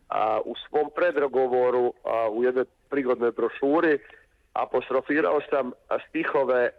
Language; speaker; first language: Serbian; native; Serbian